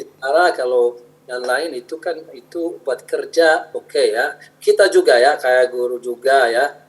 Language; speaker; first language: Indonesian; non-native, fluent; Arabic